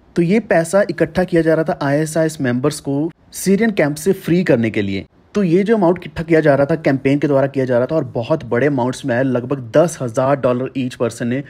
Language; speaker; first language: Hindi; native; Hindi